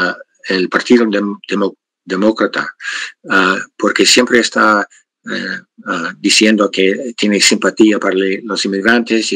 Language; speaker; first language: Spanish; non-native, fluent; English